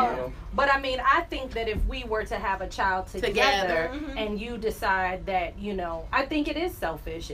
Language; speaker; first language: English; native; English